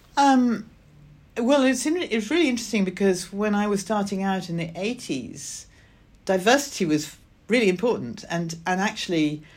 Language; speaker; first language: English; native; English